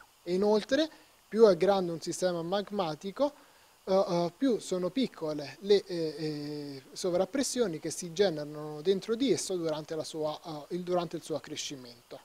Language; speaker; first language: Italian; native; Italian